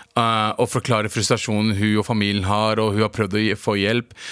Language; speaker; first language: Norwegian; native; Norwegian